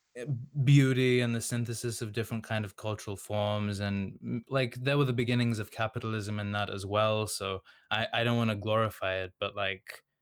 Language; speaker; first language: English; non-native, local second language; Serbian